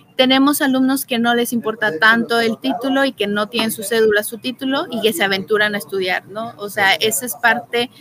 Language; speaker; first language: Spanish; native; Spanish